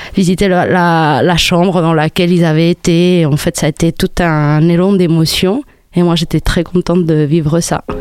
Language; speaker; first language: French; non-native, fluent; Spanish